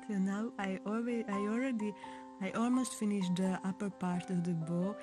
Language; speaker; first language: English; non-native, fluent; Hungarian